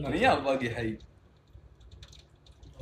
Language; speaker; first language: Arabic; native; Arabic